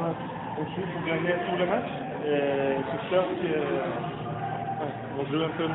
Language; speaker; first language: French; non-native, learner; Norwegian